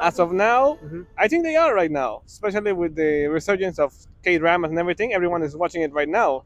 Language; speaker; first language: English; non-native, fluent; Spanish